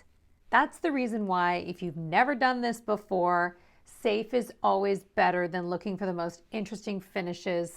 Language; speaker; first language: English; native; English